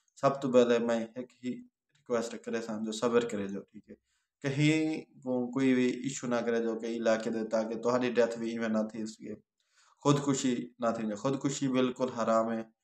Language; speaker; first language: Punjabi; non-native, local second language; Saraiki